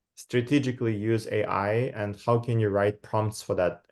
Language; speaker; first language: English; non-native, fluent; Kazakh